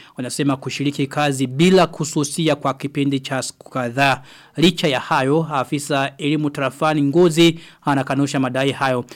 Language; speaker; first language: Swahili; non-native, local second language; Rundi